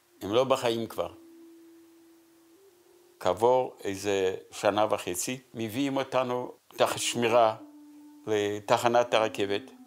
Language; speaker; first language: Hebrew; non-native, fluent; Yiddish